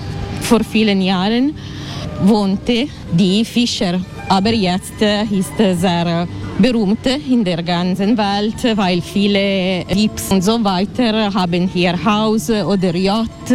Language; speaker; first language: German; non-native, learner; Italian